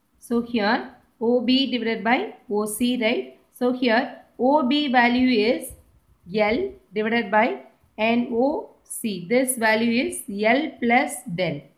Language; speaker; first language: English; non-native, local second language; Tamil